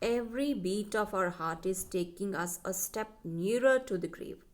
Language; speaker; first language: English; non-native, local second language; Punjabi